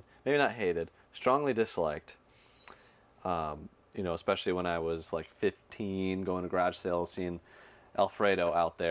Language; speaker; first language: English; native; English